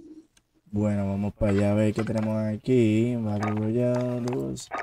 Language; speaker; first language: Spanish; native; Spanish